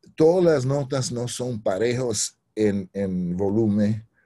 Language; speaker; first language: Spanish; early bilingual, heritage; Spanish